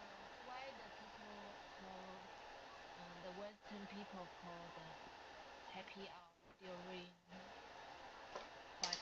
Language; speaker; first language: English; non-native, learner; Chinese